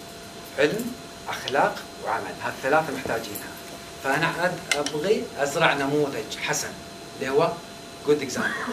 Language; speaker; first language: Arabic; native; Arabic